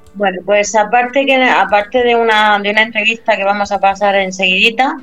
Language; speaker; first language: Spanish; native; Spanish